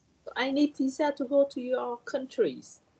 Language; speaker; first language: English; non-native, learner; Thai